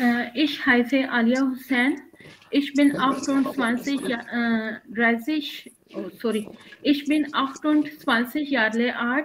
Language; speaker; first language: German; non-native, learner; Urdu